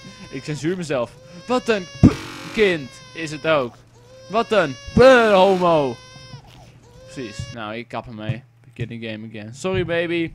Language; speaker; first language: Dutch; native; Dutch